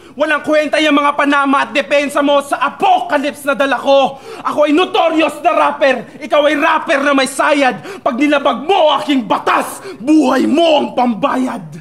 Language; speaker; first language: Filipino; non-native, local second language; Cebuano